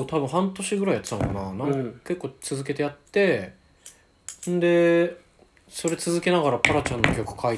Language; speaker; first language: Japanese; native; Japanese